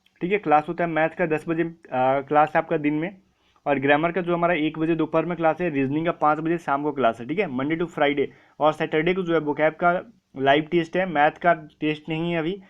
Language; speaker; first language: Hindi; native; Hindi